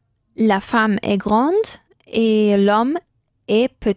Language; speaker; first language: French; non-native, learner; Spanish